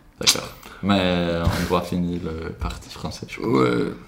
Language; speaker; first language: French; non-native, learner; Swedish